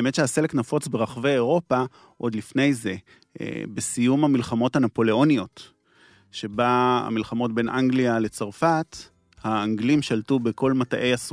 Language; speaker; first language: Hebrew; native; Hebrew